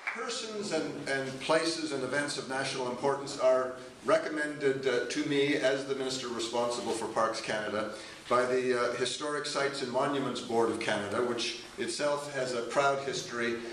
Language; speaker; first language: English; native; English